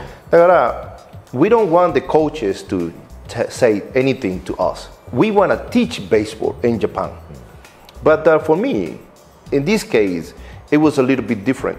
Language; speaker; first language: English; non-native, fluent; Spanish